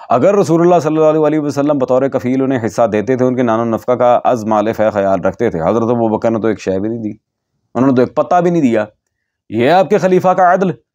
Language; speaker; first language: Urdu; native; Urdu